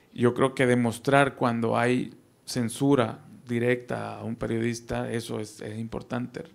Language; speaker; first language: Spanish; native; Spanish